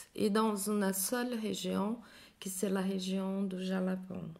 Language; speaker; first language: French; non-native, learner; Portuguese